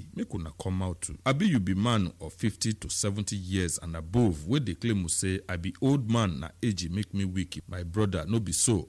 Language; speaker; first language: Nigerian Pidgin; non-native, local second language; Yoruba